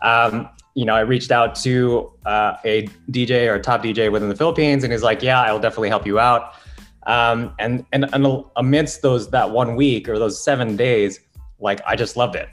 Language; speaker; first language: English; non-native, local second language; Filipino